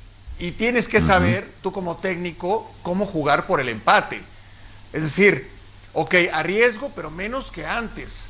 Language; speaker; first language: Spanish; native; Spanish